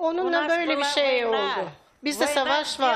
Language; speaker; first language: Turkish; non-native, fluent; Russian